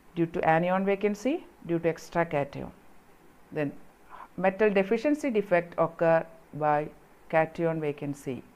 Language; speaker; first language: English; non-native, local second language; Malayalam